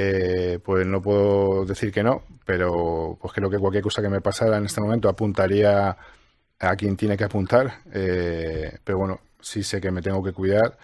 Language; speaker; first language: Spanish; native; Spanish